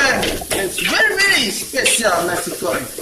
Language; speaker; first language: English; non-native, learner; Indonesian